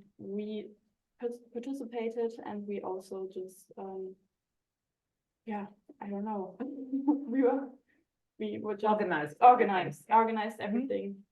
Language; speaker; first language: English; non-native, fluent; German